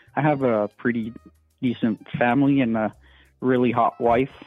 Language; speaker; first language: English; non-native, fluent; French